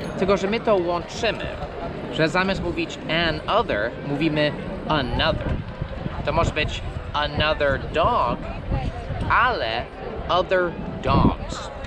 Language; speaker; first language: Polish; non-native, fluent; English